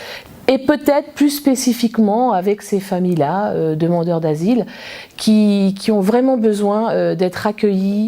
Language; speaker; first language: French; native; French